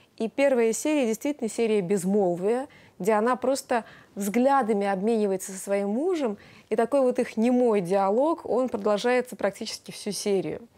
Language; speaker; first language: Russian; non-native, local second language; Tatar